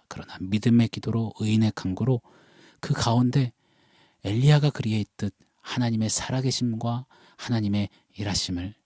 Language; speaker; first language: Korean; native; Korean